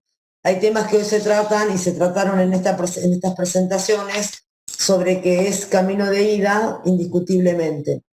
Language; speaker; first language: Spanish; native; Spanish